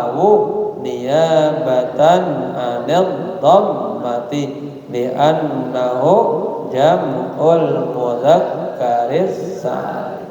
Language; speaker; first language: Arabic; non-native, fluent; Indonesian